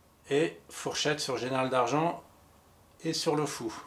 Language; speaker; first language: French; native; French